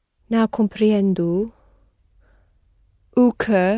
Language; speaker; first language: Portuguese; non-native, learner; English